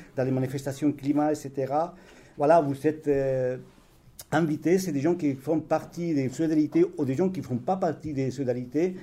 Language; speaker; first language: French; non-native, fluent; Spanish